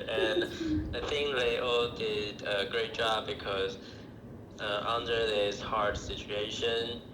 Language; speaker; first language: English; non-native, learner; Chinese